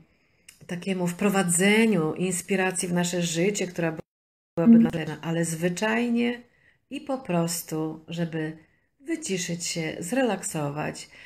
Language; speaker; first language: Polish; native; Polish